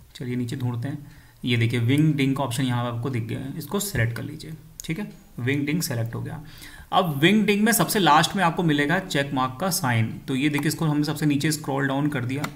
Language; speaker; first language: Hindi; native; Hindi